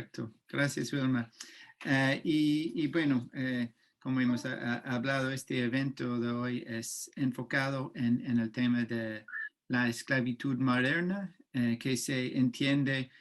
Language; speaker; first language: Spanish; non-native, fluent; English